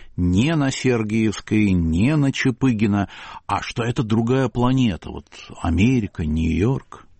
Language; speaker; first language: Russian; native; Russian